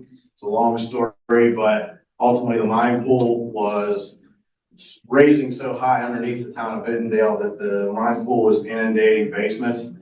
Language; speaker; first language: English; native; English